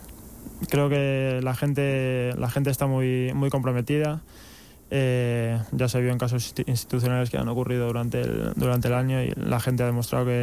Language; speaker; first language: Spanish; native; Spanish